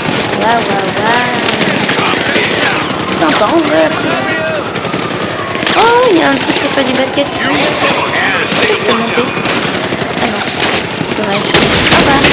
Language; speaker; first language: French; native; French